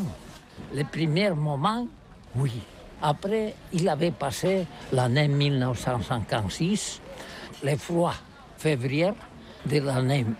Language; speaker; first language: French; non-native, learner; Catalan